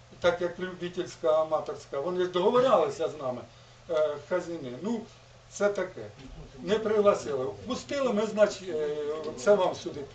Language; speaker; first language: Ukrainian; native; Ukrainian